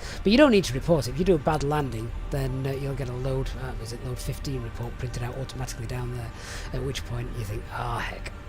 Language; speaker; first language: English; native; English